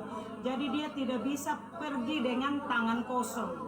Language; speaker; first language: Indonesian; non-native, local second language; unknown